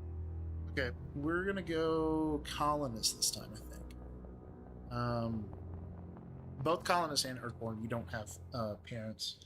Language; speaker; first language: English; native; English